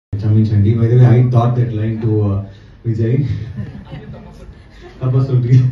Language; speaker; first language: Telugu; non-native, learner; Tamil